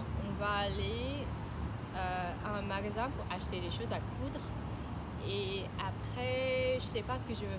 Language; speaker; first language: French; non-native, fluent; English